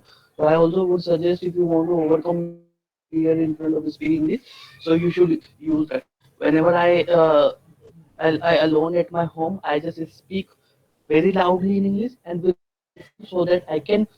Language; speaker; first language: English; non-native, learner; Hindi